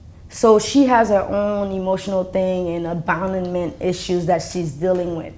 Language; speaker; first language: English; non-native, fluent; Haitian Creole